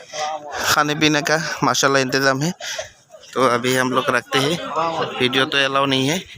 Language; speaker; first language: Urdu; non-native, local second language; Assamese